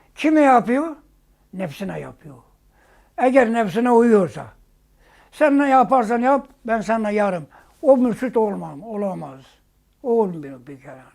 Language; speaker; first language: Turkish; non-native, local second language; Zaza